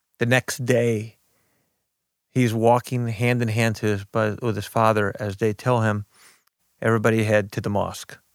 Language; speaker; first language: English; early bilingual, other home language; Arabic